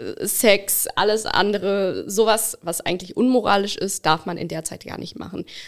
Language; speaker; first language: German; early bilingual, other home language; Bangla